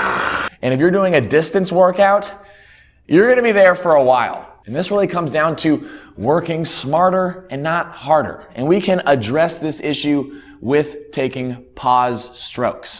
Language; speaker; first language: English; native; English